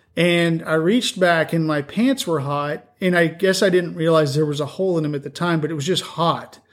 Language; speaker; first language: English; native; English